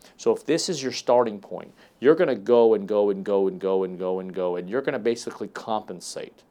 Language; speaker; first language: English; native; English